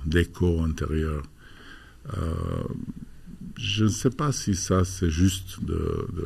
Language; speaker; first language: French; non-native, fluent; Albanian